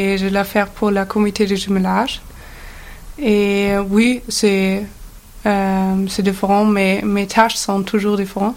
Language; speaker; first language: French; non-native, learner; German